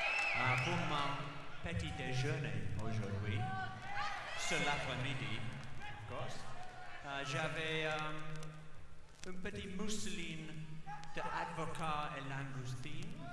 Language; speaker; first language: French; non-native, learner; English